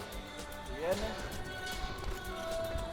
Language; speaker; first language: Spanish; native; Spanish